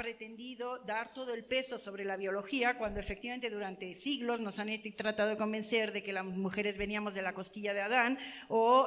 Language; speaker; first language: Spanish; native; Spanish